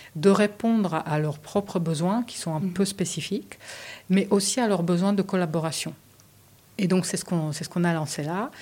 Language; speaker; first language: French; early bilingual, other home language; Romanian